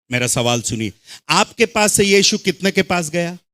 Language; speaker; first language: Hindi; non-native, local second language; Telugu